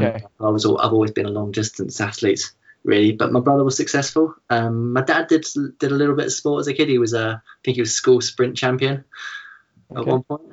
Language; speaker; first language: English; native; English